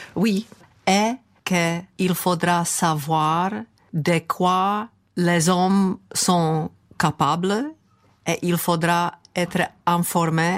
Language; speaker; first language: French; non-native, fluent; Czech